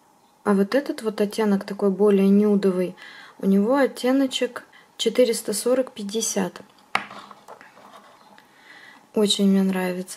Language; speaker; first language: Russian; native; Russian